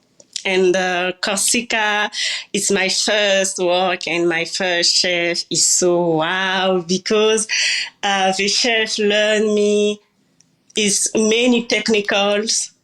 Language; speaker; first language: English; non-native, learner; French